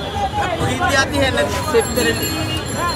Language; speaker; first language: Hindi; non-native, learner; Bangla